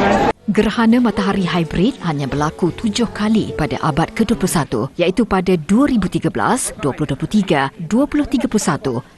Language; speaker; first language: Malay; native; Malay